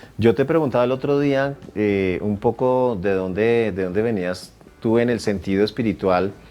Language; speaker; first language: Spanish; native; Spanish